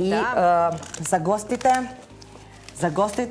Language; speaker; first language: Macedonian; non-native, learner; Filipino